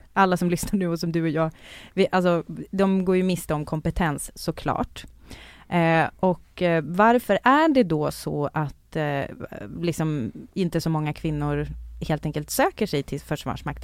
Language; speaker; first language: Swedish; native; Swedish